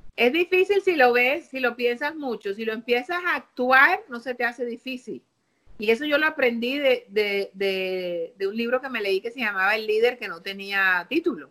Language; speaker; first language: Spanish; native; Spanish